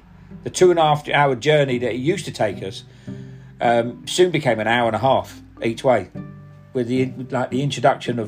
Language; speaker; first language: English; non-native, local second language; Punjabi